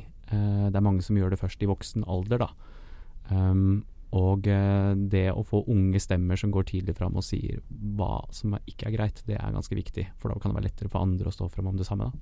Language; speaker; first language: Norwegian; native; Norwegian